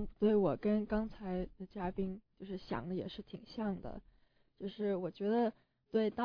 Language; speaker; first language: Chinese; early bilingual, heritage; Chinese